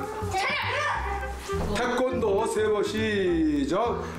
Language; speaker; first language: Korean; native; Korean